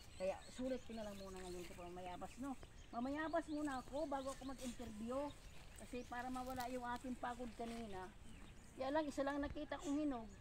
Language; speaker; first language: Filipino; non-native, local second language; Cebuano